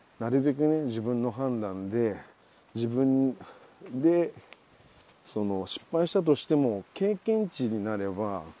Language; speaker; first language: Japanese; native; Japanese